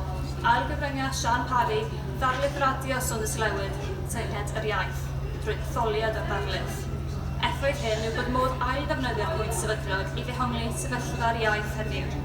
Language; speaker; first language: Welsh; native; Welsh